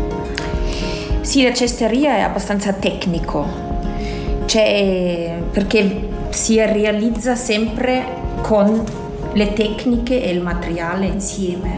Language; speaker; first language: Italian; non-native, fluent; German